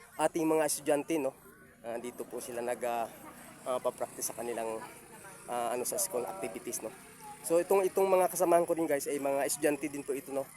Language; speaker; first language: Filipino; native; Filipino